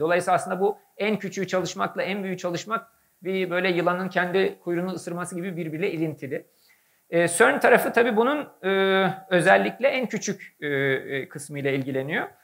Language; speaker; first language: Turkish; native; Turkish